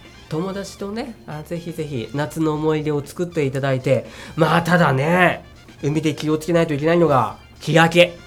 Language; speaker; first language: Japanese; native; Japanese